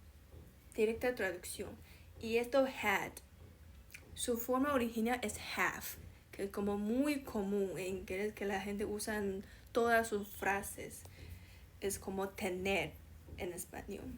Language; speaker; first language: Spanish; non-native, fluent; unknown